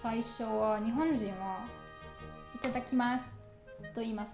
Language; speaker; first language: Japanese; non-native, learner; German